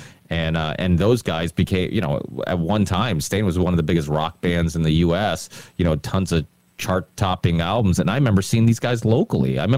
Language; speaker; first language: English; native; English